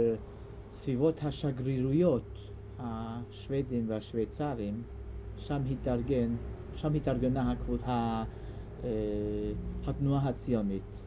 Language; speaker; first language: Hebrew; non-native, fluent; Hungarian